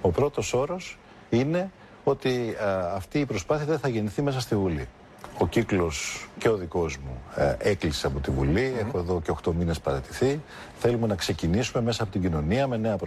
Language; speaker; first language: Greek; native; Greek